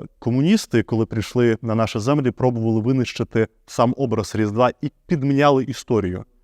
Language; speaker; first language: Ukrainian; native; Ukrainian